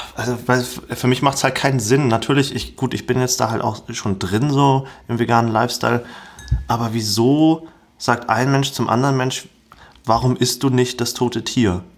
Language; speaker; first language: German; native; German